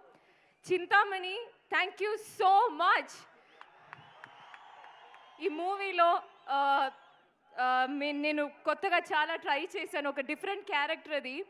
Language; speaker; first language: Telugu; non-native, learner; Malayalam